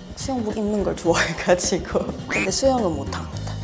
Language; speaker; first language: Korean; non-native, fluent; Mongolian